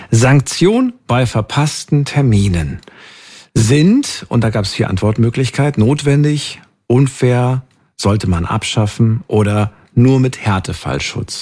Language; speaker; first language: German; native; German